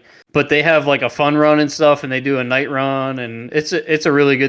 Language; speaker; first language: English; native; English